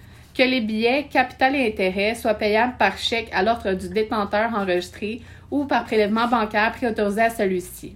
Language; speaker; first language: French; native; French